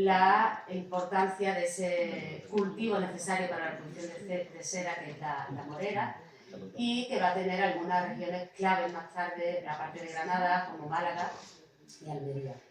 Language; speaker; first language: Spanish; native; Spanish